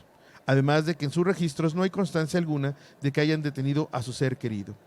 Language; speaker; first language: Spanish; native; Spanish